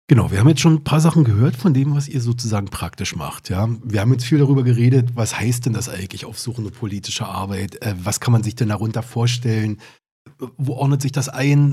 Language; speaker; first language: German; native; German